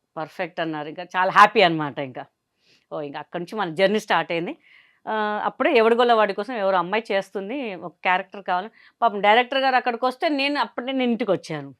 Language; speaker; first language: Telugu; non-native, local second language; Hindi